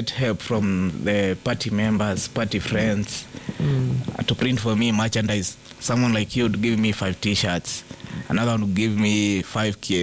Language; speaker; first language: English; non-native, local second language; Kikuyu